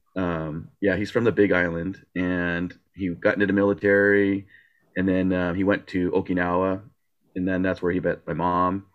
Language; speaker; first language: English; early bilingual, other home language; Japanese